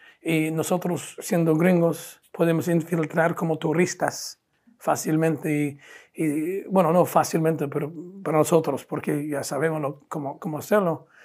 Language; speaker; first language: Spanish; non-native, fluent; English